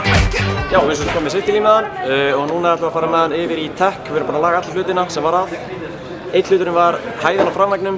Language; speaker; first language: Icelandic; native; Icelandic